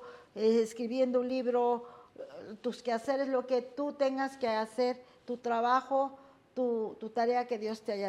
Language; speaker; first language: Spanish; native; Spanish